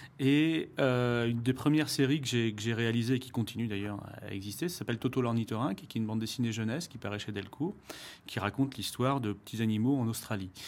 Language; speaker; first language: French; native; French